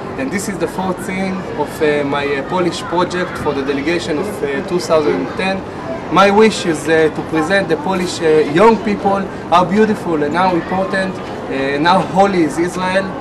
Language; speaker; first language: English; non-native, fluent; Hebrew